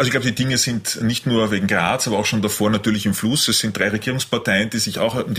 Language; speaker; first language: German; native; German